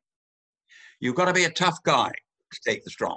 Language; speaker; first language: English; native; English